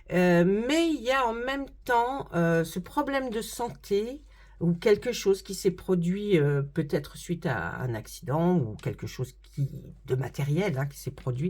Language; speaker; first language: French; native; French